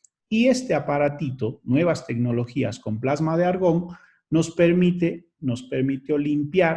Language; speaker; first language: Spanish; native; Spanish